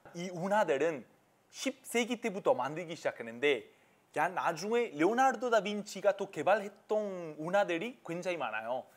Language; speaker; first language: Korean; non-native, fluent; Italian